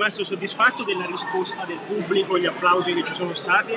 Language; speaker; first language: Italian; native; Italian